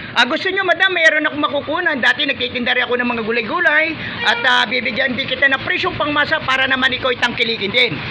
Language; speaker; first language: Filipino; native; Filipino